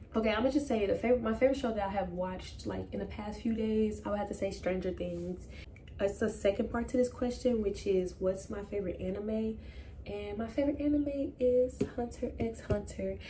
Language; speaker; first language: English; native; English